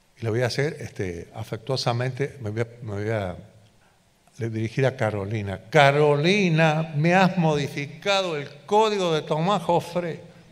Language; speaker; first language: Spanish; native; Spanish